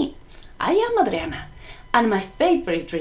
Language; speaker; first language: English; non-native, fluent; Spanish